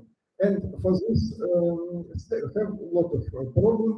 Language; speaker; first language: English; non-native, learner; Russian